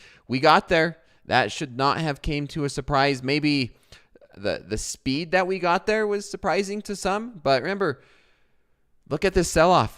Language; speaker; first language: English; native; English